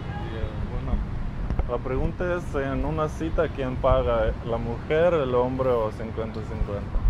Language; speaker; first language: Spanish; non-native, fluent; Russian